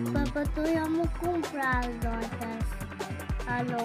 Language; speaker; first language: Italian; early bilingual, heritage; Italian